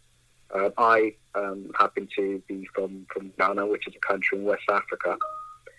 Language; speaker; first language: English; non-native, local second language; Akan